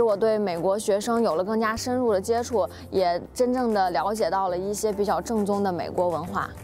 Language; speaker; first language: Chinese; native; Chinese